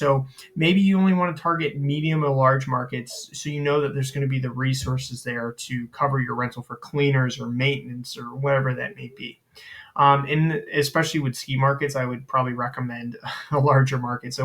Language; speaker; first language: English; native; English